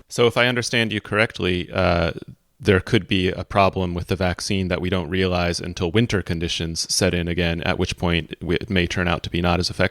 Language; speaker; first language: English; native; English